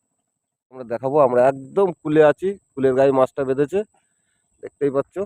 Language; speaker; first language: Bangla; native; Bangla